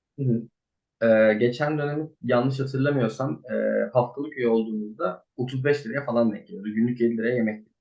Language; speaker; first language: Turkish; native; Turkish